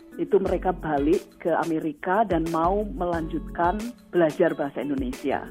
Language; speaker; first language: Indonesian; native; Indonesian